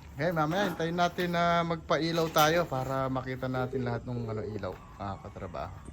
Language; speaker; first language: Filipino; non-native, local second language; Iloko